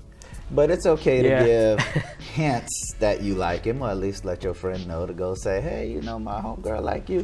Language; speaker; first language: English; native; English